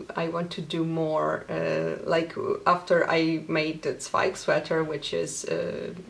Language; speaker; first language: English; non-native, fluent; Polish